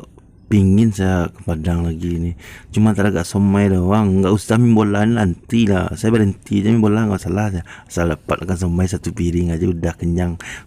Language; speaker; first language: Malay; non-native, local second language; Minangkabau